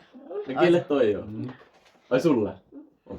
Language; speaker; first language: Finnish; native; Finnish